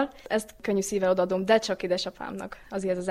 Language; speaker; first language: Hungarian; native; Hungarian